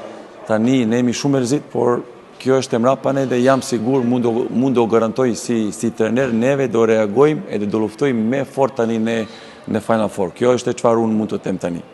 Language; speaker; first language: Albanian; non-native, learner; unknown